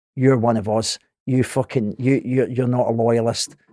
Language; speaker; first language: English; native; English